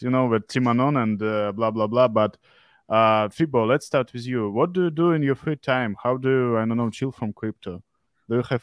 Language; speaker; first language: English; non-native, fluent; Russian